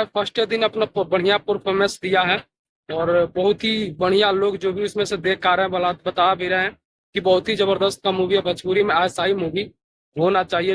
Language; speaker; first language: Hindi; non-native, local second language; Bhojpuri